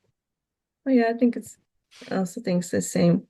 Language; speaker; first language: English; native; English